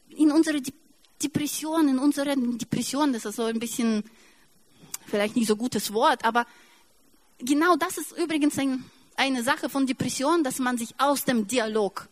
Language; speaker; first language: German; non-native, fluent; Russian